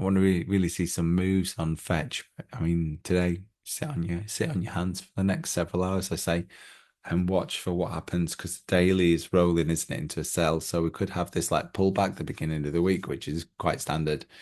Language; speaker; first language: English; native; English